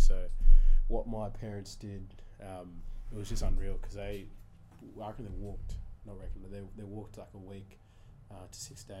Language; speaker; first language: English; early bilingual, other home language; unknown